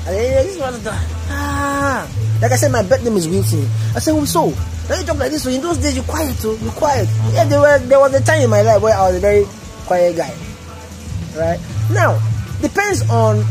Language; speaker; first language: English; non-native, local second language; Nigerian Pidgin